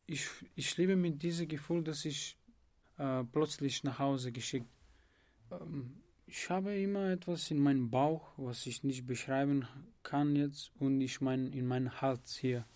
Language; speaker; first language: German; non-native, fluent; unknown